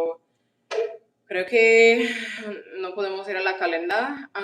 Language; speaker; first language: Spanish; non-native, learner; English